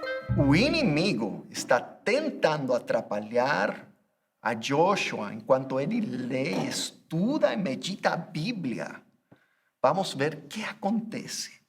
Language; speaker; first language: Portuguese; non-native, fluent; English